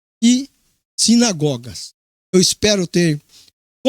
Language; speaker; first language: Portuguese; native; Portuguese